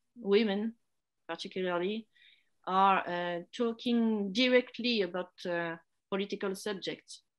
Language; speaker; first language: English; non-native, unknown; French